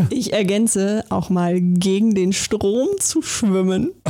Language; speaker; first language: German; native; German